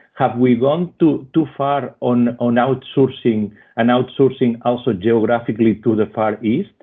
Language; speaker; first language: English; non-native, fluent; Spanish